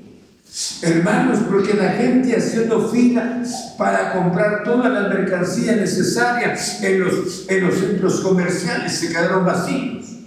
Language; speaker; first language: Spanish; native; Spanish